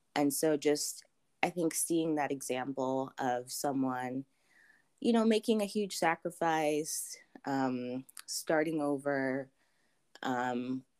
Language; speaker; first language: English; early bilingual, other home language; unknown